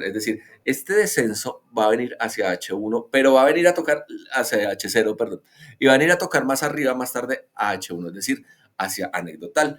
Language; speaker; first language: Spanish; native; Spanish